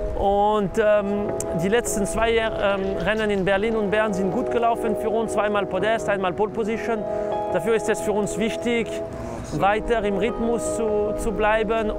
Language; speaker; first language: German; non-native, local second language; French